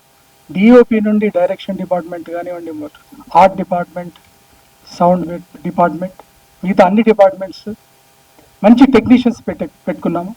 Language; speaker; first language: Telugu; native; Telugu